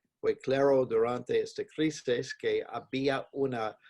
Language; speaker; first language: Spanish; non-native, fluent; English